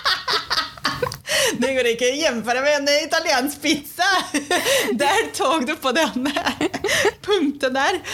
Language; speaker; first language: Norwegian; non-native, fluent; Portuguese